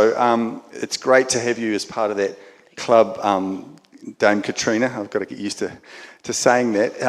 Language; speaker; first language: English; native; English